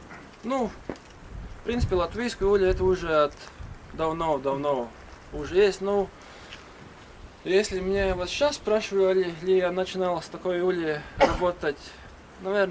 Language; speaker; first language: Russian; non-native, learner; Latvian